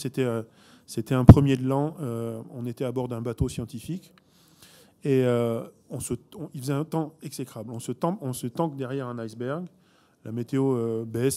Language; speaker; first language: French; native; French